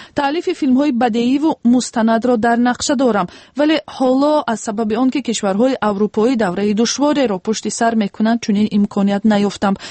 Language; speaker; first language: Persian; native; Persian